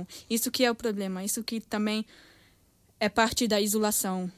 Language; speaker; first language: Portuguese; early bilingual, heritage; Portuguese